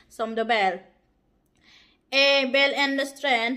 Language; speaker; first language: Swedish; non-native, learner; Filipino